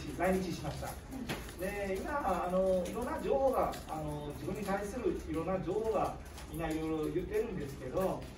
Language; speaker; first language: Japanese; non-native, fluent; Burmese